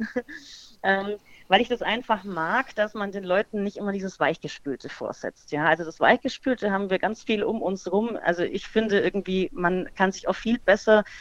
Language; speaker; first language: German; native; German